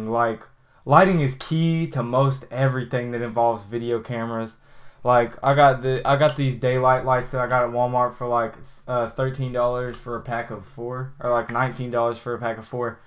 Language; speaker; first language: English; native; English